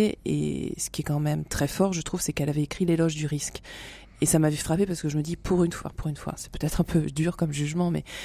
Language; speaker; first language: French; native; French